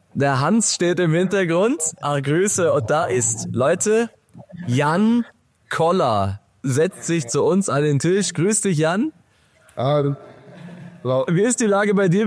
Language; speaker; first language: German; native; German